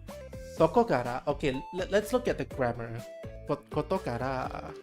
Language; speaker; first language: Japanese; non-native, learner; English